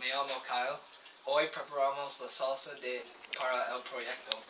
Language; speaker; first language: Spanish; non-native, learner; English